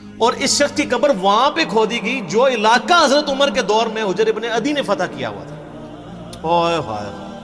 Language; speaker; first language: Urdu; non-native, local second language; Punjabi